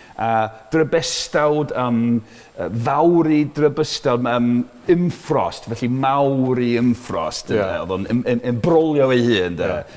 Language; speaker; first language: Welsh; non-native, fluent; English